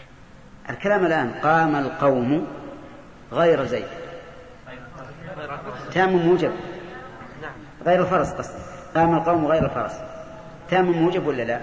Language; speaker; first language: Arabic; native; Arabic